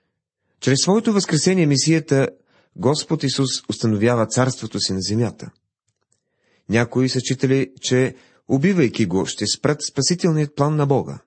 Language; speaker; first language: Bulgarian; native; Bulgarian